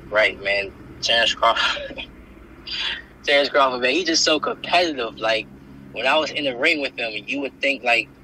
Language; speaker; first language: English; native; English